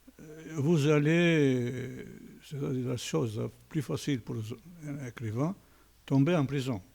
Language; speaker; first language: French; non-native, fluent; Albanian